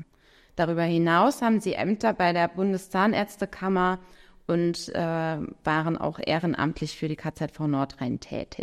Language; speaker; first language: German; native; German